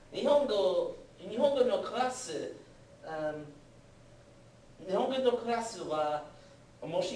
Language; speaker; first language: Japanese; non-native, learner; English